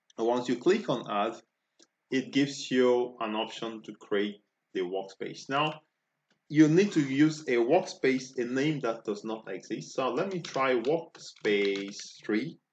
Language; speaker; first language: English; non-native, local second language; Igbo